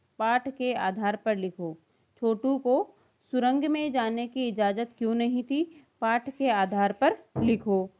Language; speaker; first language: Hindi; native; Hindi